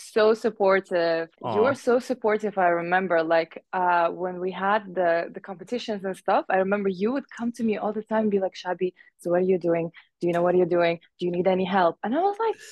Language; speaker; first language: English; non-native, fluent; Uzbek